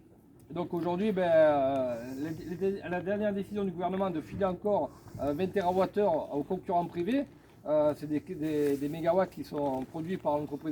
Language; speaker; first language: French; native; French